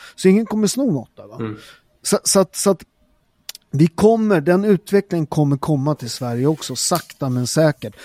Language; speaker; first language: Swedish; early bilingual, other home language; Italian